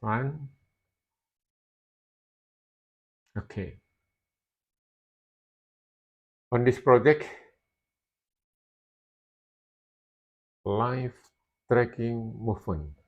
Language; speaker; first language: English; non-native, learner; Indonesian